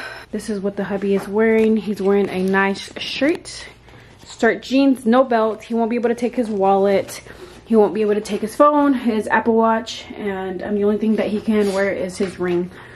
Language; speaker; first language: English; early bilingual, other home language; Spanish